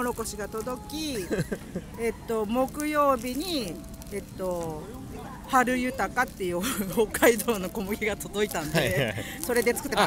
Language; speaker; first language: Japanese; native; Japanese